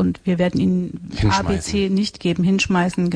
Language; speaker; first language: German; native; German